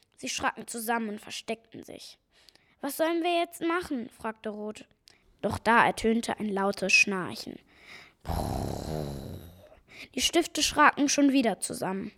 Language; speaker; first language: German; native; German